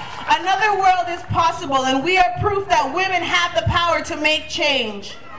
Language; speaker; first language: English; native; English